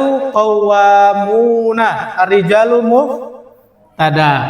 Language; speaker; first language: Arabic; non-native, fluent; Indonesian